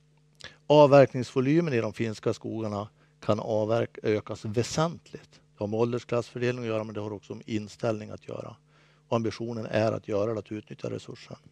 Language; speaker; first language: Swedish; native; Swedish